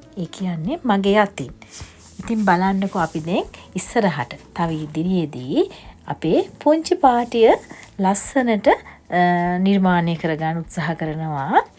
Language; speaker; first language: Sinhala; native; Sinhala